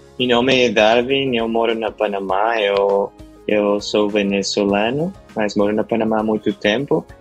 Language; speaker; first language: Portuguese; non-native, learner; Spanish